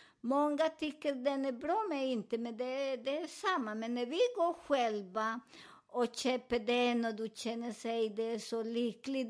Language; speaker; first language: Swedish; non-native, fluent; Spanish